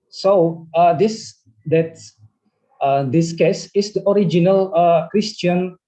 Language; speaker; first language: English; non-native, learner; Indonesian